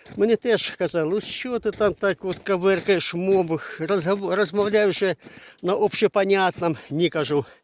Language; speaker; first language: Ukrainian; non-native, local second language; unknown